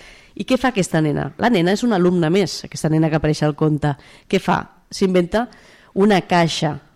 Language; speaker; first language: Catalan; native; Catalan